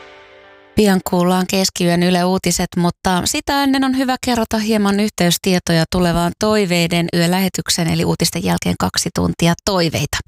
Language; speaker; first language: Finnish; native; Finnish